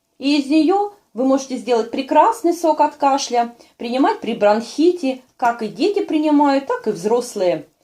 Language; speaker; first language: Russian; native; Russian